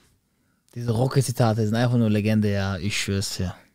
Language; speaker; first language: German; native; German